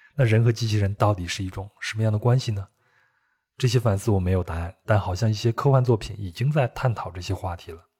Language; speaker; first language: Chinese; native; Chinese